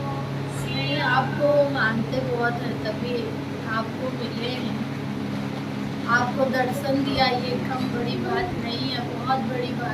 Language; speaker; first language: Hindi; native; Hindi